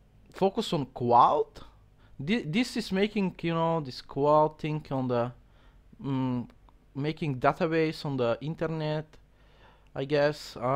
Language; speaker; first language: English; non-native, learner; Bulgarian